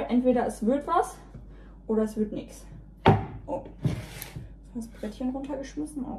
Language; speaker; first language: German; native; German